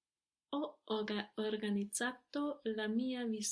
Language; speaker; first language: Italian; non-native, learner; English